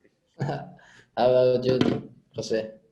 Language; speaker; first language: English; non-native, learner; Spanish